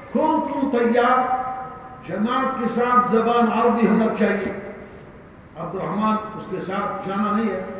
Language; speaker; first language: Urdu; non-native, learner; Arabic